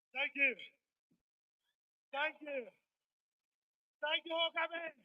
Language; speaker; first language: English; non-native, learner; Japanese